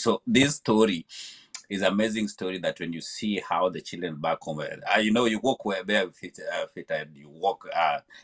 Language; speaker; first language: English; non-native, local second language; Luo (Kenya and Tanzania)